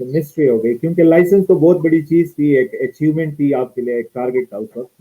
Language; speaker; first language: Urdu; non-native, local second language; Pashto